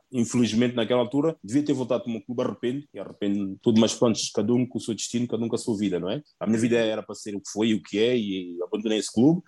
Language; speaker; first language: Portuguese; early bilingual, other home language; Upper Guinea Crioulo